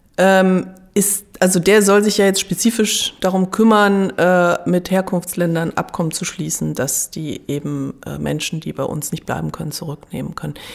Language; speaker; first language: German; native; German